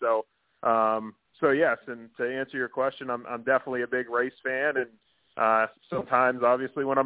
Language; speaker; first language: English; native; English